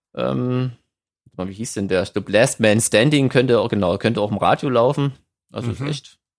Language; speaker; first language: German; native; German